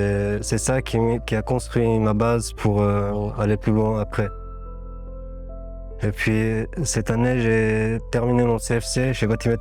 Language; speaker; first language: French; non-native, fluent; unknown